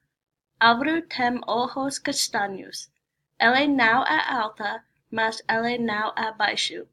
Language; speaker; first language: Portuguese; non-native, learner; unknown